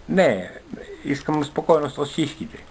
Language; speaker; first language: Bulgarian; non-native, learner; Finnish